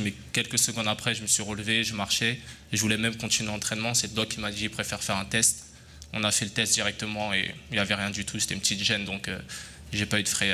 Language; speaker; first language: French; native; French